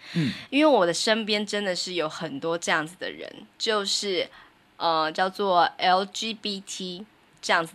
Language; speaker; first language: Chinese; native; Chinese